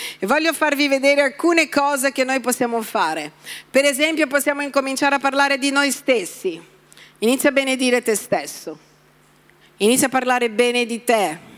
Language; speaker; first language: Italian; non-native, fluent; Portuguese